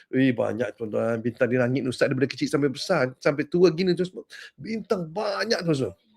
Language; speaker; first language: Malay; native; Malay